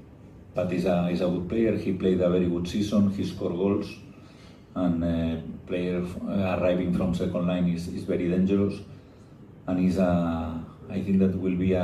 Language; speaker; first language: English; non-native, fluent; Spanish